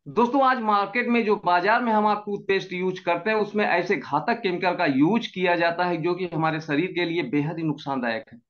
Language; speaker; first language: Hindi; native; Hindi